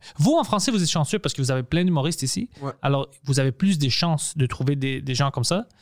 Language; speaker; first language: French; non-native, local second language; English